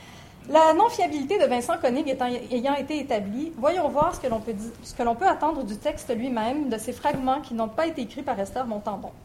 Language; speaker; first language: French; native; French